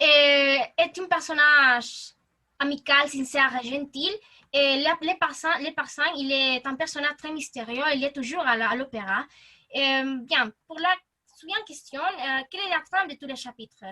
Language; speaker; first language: French; non-native, learner; Spanish